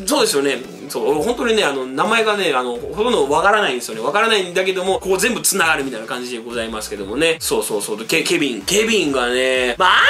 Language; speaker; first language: Japanese; non-native, fluent; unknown